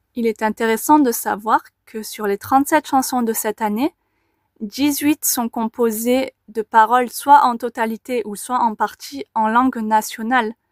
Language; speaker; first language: French; native; French